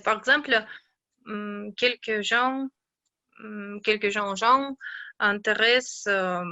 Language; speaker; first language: French; non-native, learner; Russian